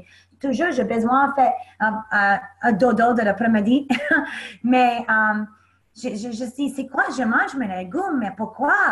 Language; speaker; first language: French; non-native, learner; English